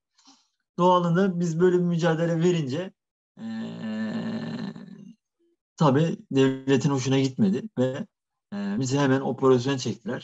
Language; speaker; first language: Turkish; native; Turkish